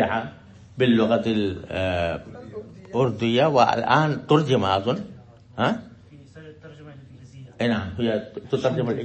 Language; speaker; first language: Arabic; non-native, fluent; Urdu